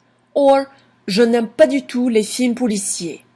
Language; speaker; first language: French; non-native, fluent; English